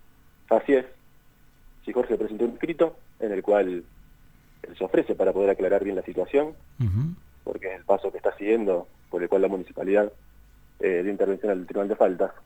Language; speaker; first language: Spanish; native; Spanish